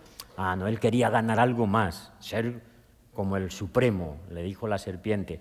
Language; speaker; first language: Spanish; native; Spanish